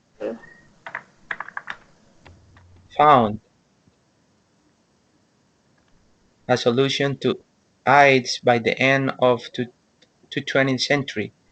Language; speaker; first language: English; non-native, learner; Spanish